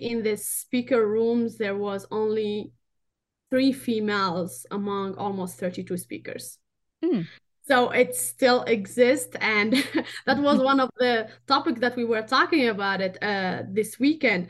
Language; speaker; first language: English; non-native, fluent; Arabic